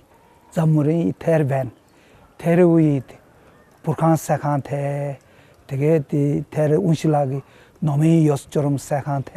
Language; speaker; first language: Mongolian; non-native, fluent; Tibetan